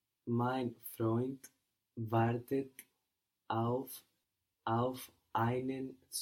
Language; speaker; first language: German; non-native, learner; English